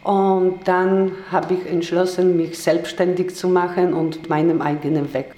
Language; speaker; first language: German; non-native, learner; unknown